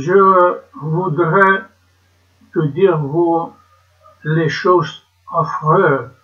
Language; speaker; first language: French; non-native, learner; Ukrainian